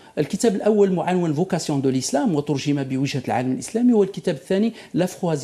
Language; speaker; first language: Arabic; native; Arabic